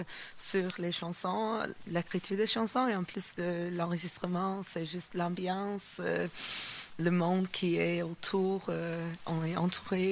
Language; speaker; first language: French; non-native, fluent; English